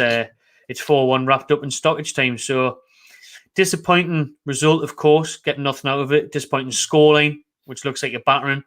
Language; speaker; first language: English; native; English